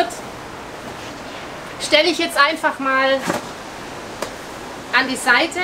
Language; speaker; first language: German; native; German